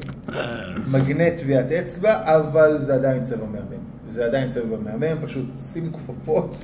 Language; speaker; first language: Hebrew; native; Hebrew